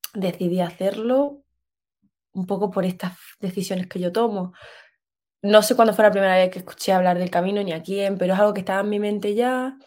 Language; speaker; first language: Spanish; native; Spanish